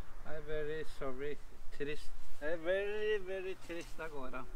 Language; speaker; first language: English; non-native, learner; Norwegian